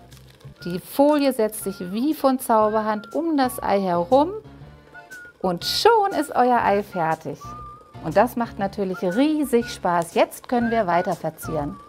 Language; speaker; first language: German; native; German